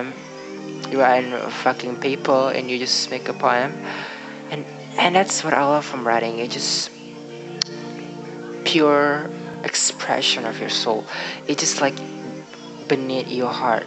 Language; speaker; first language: English; non-native, learner; Indonesian